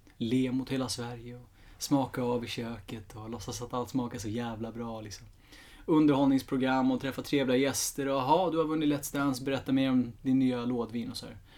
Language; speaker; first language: Swedish; early bilingual, other home language; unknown